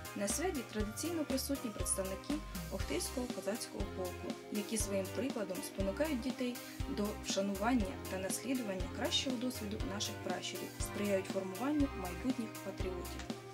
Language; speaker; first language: Ukrainian; native; Ukrainian